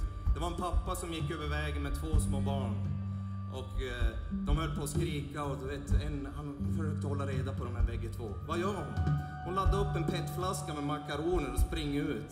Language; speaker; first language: Swedish; native; Swedish